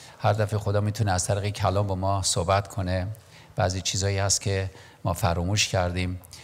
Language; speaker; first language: Persian; non-native, local second language; Armenian